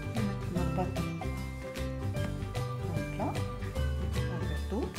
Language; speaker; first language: French; non-native, local second language; Arabic